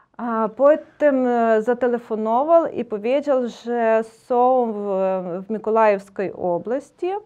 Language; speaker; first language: Ukrainian; native; Ukrainian